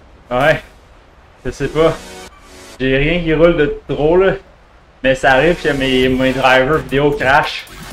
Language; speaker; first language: French; native; French